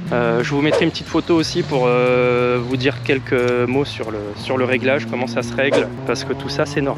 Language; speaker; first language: French; native; French